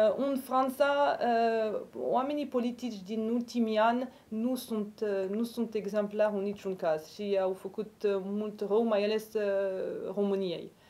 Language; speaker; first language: Romanian; non-native, fluent; French